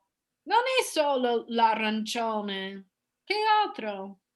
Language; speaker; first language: Italian; non-native, fluent; English